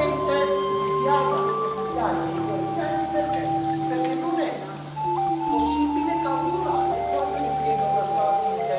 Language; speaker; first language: Italian; native; Italian